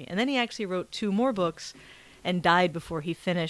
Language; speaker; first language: English; native; English